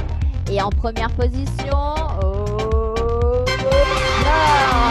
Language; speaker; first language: French; native; French